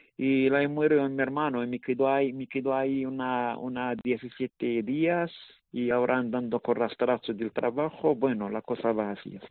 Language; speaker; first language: Spanish; non-native, learner; Arabic